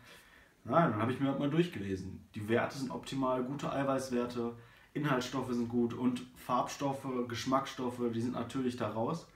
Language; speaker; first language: German; native; German